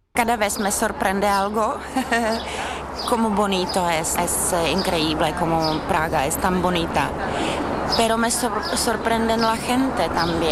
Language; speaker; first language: Spanish; non-native, fluent; Czech